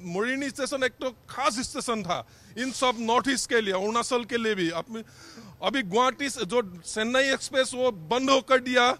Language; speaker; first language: Hindi; non-native, local second language; Assamese